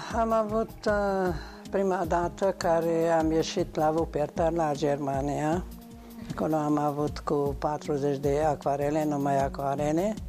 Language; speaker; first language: Romanian; non-native, local second language; Hungarian